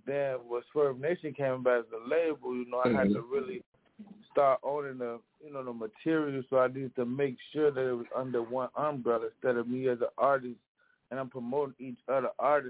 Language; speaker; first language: English; native; English